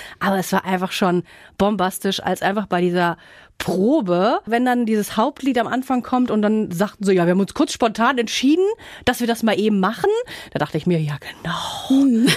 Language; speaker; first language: German; native; German